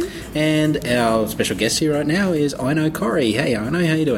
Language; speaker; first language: English; native; English